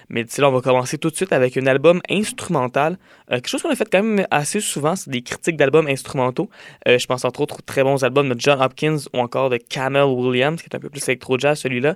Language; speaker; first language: French; native; French